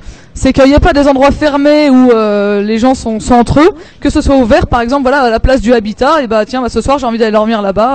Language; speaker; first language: French; native; French